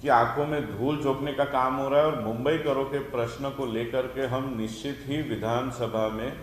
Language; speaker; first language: Hindi; non-native, local second language; Marathi